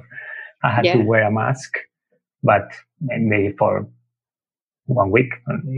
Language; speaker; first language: English; non-native, fluent; Spanish